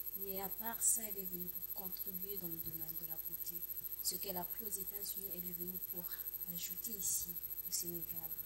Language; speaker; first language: French; non-native, local second language; Lingala